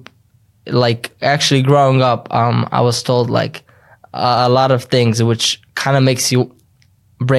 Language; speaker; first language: English; early bilingual, other home language; Yiddish